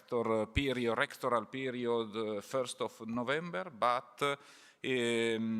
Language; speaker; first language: English; non-native, fluent; Italian